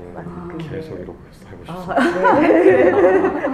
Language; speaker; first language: Korean; native; Korean